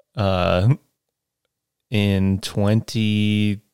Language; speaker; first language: English; native; English